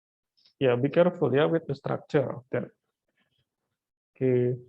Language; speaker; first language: English; non-native, fluent; Indonesian